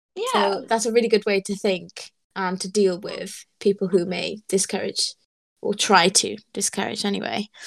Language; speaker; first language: English; native; English